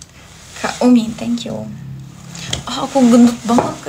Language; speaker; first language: Indonesian; non-native, fluent; Turkish